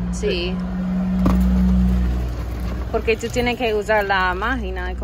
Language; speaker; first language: Spanish; non-native, learner; English